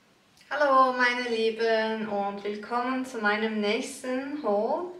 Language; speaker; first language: German; early bilingual, other home language; Turkish